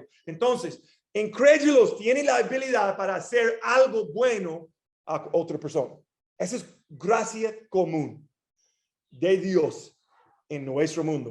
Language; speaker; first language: Spanish; non-native, fluent; English